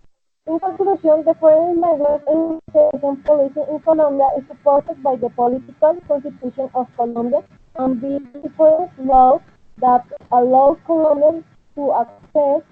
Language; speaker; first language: English; non-native, learner; Spanish